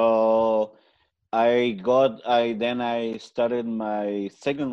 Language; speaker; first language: English; non-native, fluent; Spanish